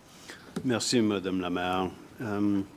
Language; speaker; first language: French; native; French